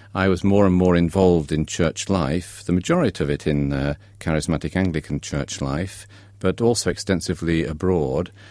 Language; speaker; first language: English; native; English